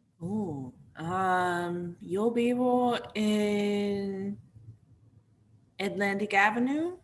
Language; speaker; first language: Spanish; non-native, learner; English